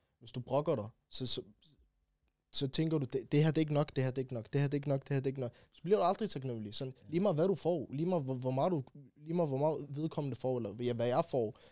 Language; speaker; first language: Danish; early bilingual, other home language; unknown